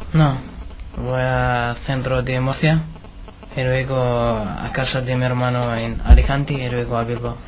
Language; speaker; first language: Spanish; non-native, learner; Arabic